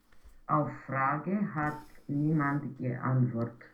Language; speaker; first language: German; non-native, learner; Romanian